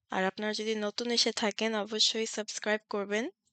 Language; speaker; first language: Bangla; early bilingual, heritage; Bangla